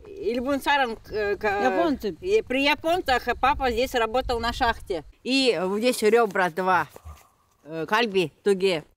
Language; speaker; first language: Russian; non-native, local second language; Korean